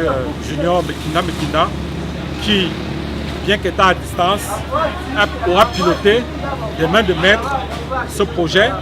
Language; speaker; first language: French; native; French